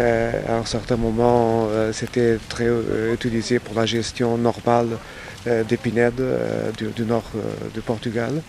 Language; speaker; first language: French; non-native, fluent; Portuguese